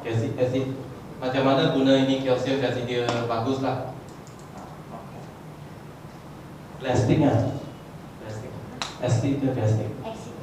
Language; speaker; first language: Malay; non-native, local second language; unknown